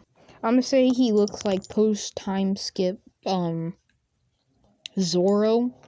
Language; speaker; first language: English; native; English